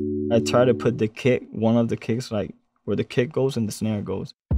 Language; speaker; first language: English; non-native, local second language; Spanish